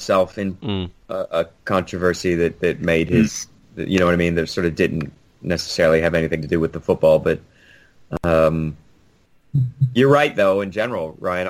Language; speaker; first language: English; native; English